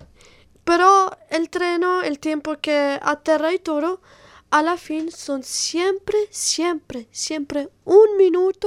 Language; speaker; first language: Spanish; non-native, learner; Italian